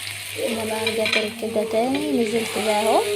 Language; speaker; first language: Arabic; native; Arabic